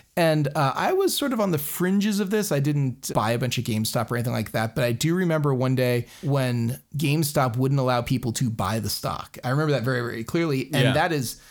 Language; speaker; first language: English; native; English